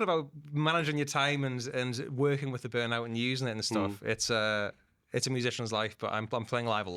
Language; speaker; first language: English; native; English